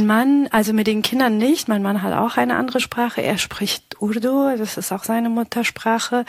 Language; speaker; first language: German; early bilingual, other home language; Pashto